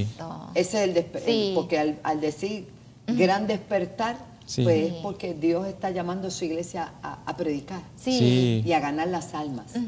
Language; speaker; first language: Spanish; native; Spanish